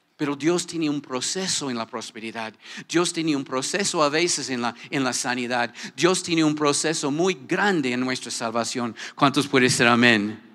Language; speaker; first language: Spanish; non-native, fluent; English